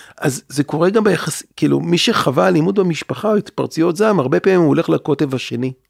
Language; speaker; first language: Hebrew; native; Hebrew